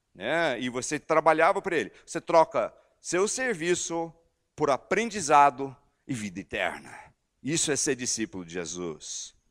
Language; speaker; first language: Portuguese; non-native, fluent; English